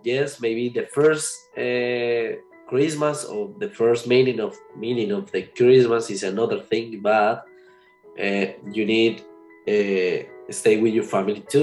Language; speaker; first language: English; non-native, learner; Spanish